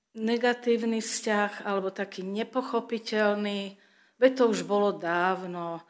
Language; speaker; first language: Slovak; non-native, local second language; German